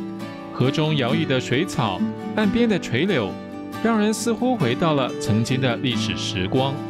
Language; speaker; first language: Chinese; native; Chinese